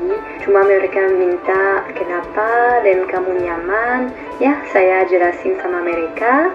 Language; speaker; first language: Indonesian; non-native, fluent; French